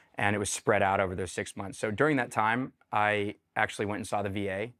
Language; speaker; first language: English; native; English